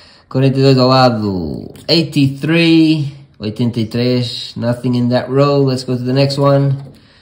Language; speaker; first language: English; early bilingual, other home language; Portuguese